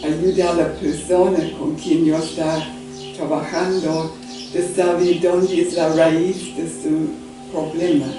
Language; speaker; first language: Spanish; non-native, learner; English